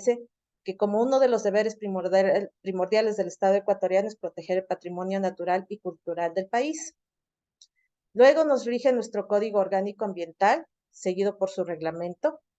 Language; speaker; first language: Spanish; native; Spanish